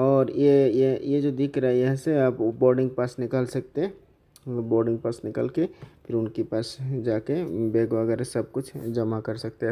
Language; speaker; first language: Hindi; non-native, local second language; Bangla